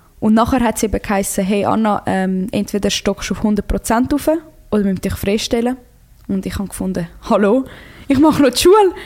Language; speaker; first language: German; early bilingual, other home language; Croatian